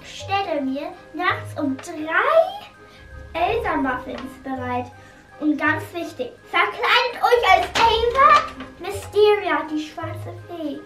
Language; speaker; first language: German; native; German